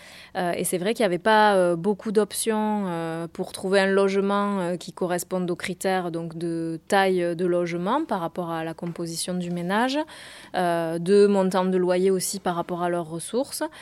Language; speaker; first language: French; native; French